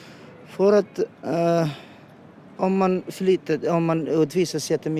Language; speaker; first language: Swedish; non-native, learner; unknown